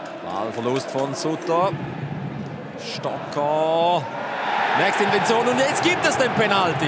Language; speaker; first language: German; native; German